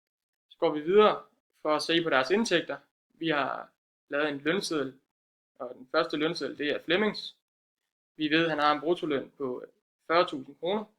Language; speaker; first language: Danish; native; Danish